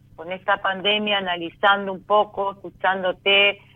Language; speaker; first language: Spanish; native; Spanish